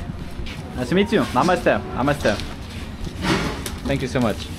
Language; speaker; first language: English; non-native, learner; Lithuanian